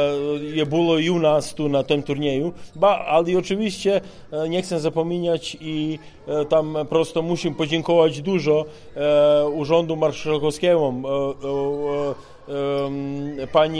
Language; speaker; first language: Polish; non-native, learner; Serbian